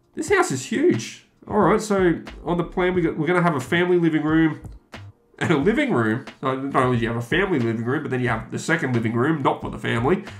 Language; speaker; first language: English; native; English